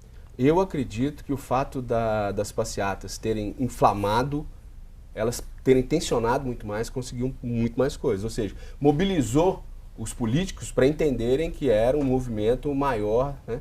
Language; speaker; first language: Portuguese; native; Portuguese